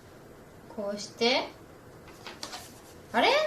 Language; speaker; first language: Japanese; native; Japanese